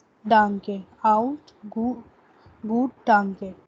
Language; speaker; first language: German; non-native, learner; Hindi